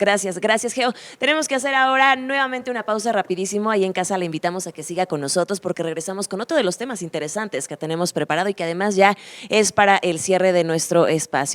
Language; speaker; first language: Spanish; native; Spanish